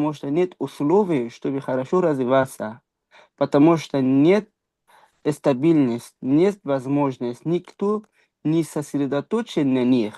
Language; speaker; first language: Russian; non-native, fluent; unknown